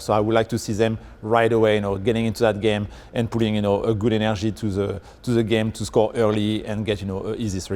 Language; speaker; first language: English; non-native, fluent; French